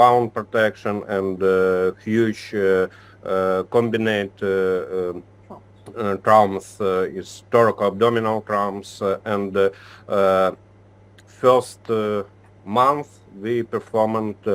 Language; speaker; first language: English; non-native, learner; Ukrainian